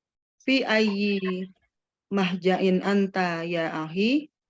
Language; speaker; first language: Arabic; non-native, learner; Indonesian